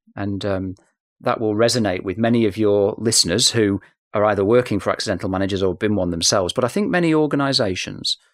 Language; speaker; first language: English; native; English